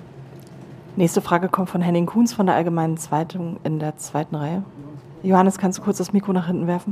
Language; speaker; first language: German; native; German